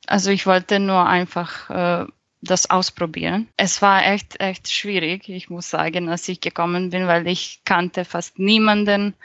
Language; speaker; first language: German; non-native, fluent; Serbian